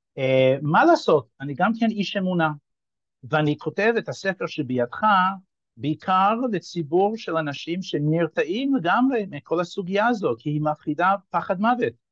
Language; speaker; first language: Hebrew; non-native, fluent; English